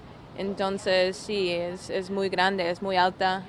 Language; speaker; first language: Spanish; non-native, learner; English